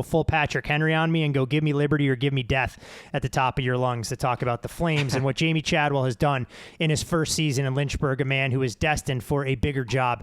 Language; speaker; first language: English; native; English